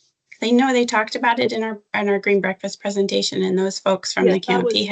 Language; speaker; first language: English; native; English